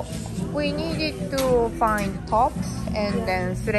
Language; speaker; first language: English; non-native, fluent; Japanese